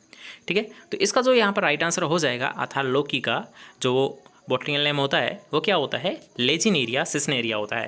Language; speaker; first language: Hindi; native; Hindi